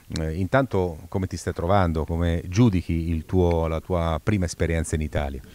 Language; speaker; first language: Italian; native; Italian